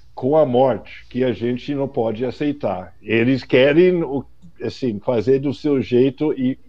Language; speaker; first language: Portuguese; non-native, fluent; English